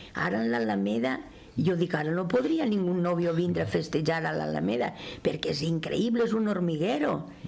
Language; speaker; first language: Catalan; native; Catalan